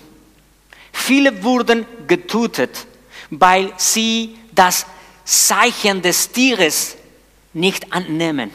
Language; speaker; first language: German; non-native, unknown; Spanish